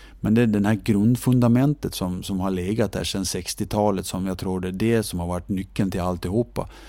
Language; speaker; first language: Swedish; native; Swedish